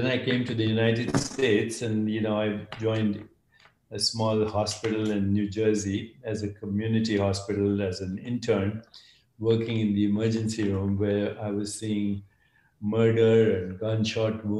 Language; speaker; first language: English; non-native, local second language; Hindi